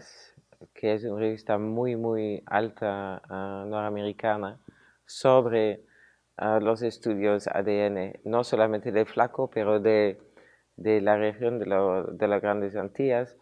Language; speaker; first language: Spanish; non-native, fluent; Dutch